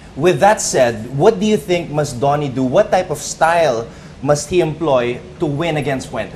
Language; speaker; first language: English; non-native, local second language; Filipino